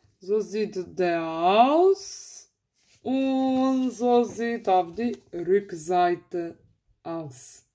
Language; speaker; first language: German; early bilingual, other home language; Macedonian